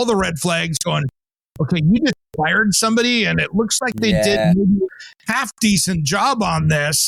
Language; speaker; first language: English; native; English